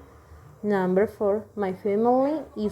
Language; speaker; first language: English; non-native, fluent; Spanish